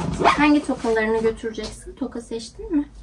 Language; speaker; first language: Turkish; native; Turkish